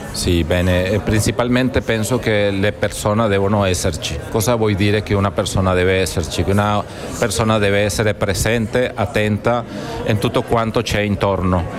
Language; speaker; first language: Italian; non-native, fluent; Spanish